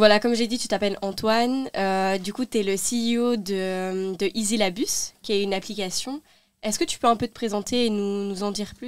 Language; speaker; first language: French; native; French